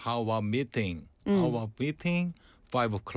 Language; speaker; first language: English; non-native, learner; Korean